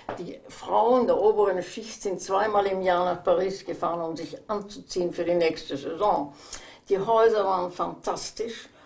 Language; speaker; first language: German; native; German